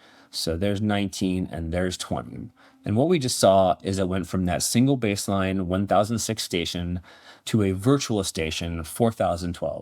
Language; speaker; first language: English; native; English